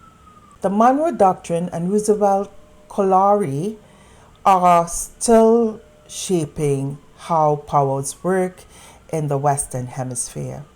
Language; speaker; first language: English; native; English